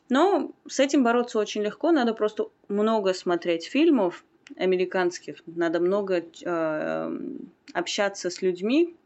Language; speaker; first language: Russian; non-native, local second language; Armenian